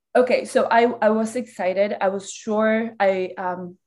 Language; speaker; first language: English; early bilingual, other home language; Spanish